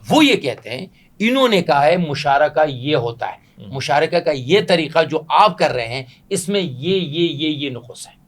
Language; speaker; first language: Urdu; non-native, local second language; Pashto